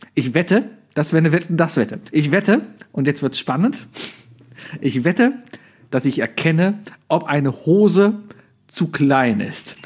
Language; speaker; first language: German; native; German